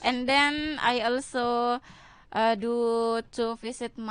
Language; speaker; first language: English; non-native, learner; Indonesian